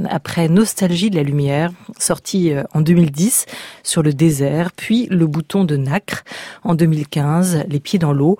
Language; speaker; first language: French; native; French